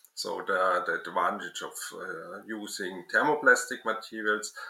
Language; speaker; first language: English; non-native, learner; German